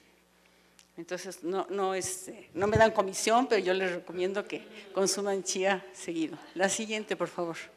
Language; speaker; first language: Spanish; native; Spanish